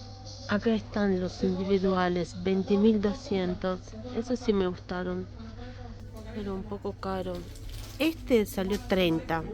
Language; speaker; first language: Spanish; non-native, fluent; Russian